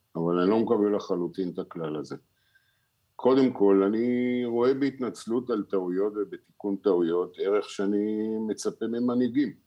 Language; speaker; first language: Hebrew; native; Hebrew